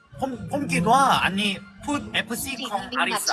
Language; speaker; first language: Thai; non-native, learner; Korean